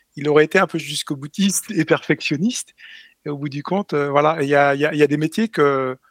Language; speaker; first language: French; native; French